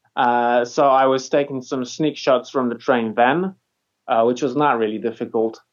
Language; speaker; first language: English; non-native, fluent; Polish